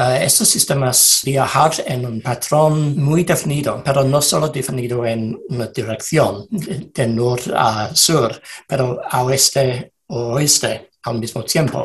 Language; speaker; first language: Spanish; non-native, learner; English